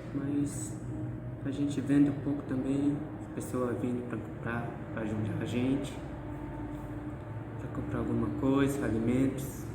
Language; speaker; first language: Portuguese; non-native, local second language; Guarani